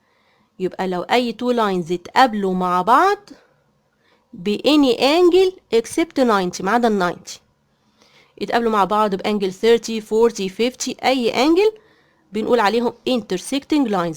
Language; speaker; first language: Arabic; native; Arabic